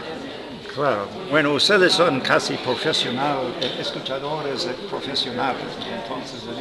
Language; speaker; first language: Spanish; non-native, fluent; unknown